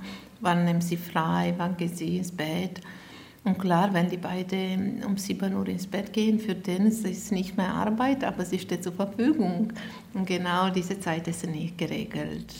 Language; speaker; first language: German; non-native, fluent; Romanian